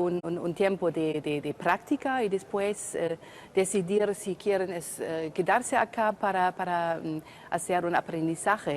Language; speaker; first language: Spanish; non-native, fluent; German